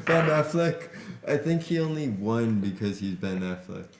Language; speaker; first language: English; native; English